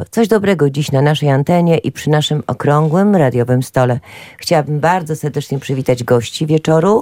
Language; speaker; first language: Polish; native; Polish